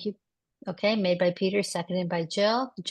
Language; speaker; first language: English; native; English